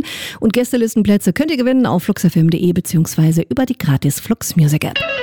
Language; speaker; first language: German; native; German